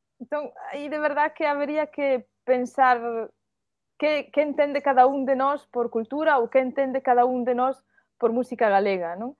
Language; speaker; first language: Galician; early bilingual, heritage; Galician